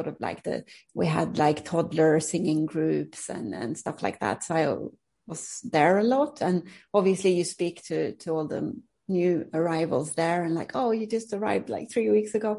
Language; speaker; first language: English; non-native, fluent; Swedish